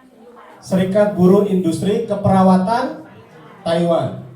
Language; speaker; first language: Indonesian; native; Indonesian